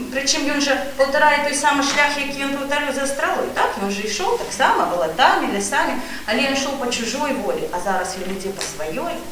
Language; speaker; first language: Belarusian; non-native, local second language; Russian